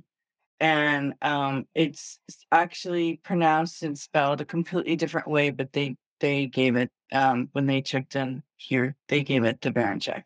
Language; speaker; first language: English; native; English